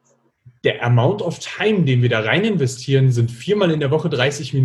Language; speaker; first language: German; native; German